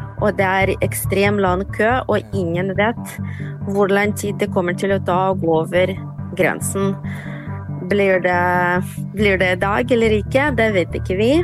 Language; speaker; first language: Norwegian; non-native, fluent; Ukrainian